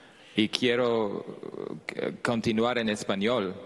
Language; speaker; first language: Spanish; non-native, fluent; German